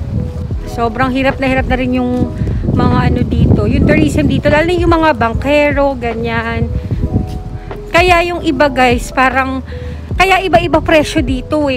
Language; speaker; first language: Filipino; native; Filipino